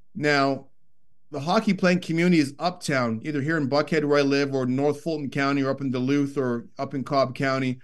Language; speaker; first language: English; native; English